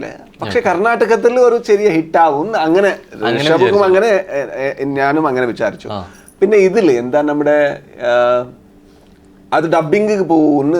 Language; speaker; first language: Malayalam; non-native, local second language; Kannada